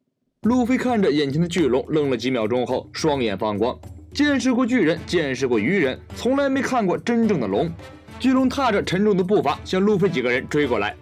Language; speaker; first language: Chinese; native; Chinese